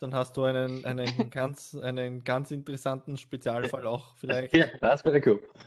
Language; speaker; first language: German; native; German